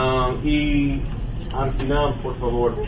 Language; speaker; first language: Spanish; non-native, learner; English